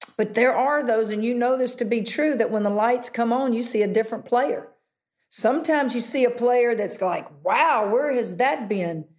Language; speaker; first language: English; native; English